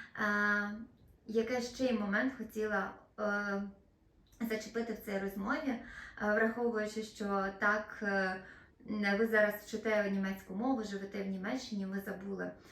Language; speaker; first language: Ukrainian; non-native, local second language; Russian